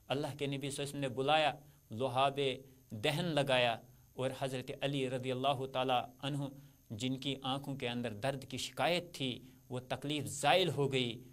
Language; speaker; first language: Urdu; non-native, local second language; Kashmiri